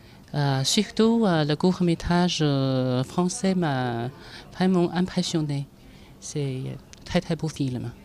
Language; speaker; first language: French; non-native, fluent; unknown